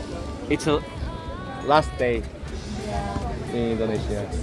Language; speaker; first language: English; non-native, learner; Korean